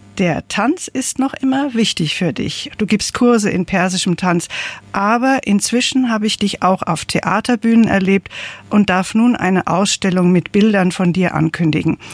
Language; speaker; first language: German; native; German